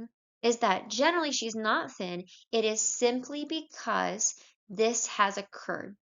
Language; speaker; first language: English; native; English